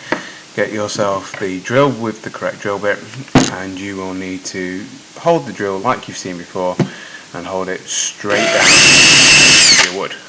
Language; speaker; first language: English; native; English